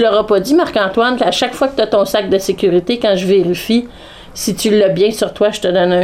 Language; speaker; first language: French; native; French